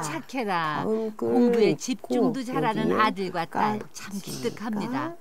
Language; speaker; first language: Korean; native; Korean